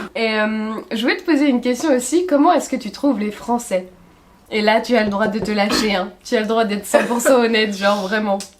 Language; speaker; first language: French; native; French